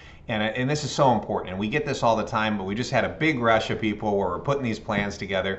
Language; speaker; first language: English; native; English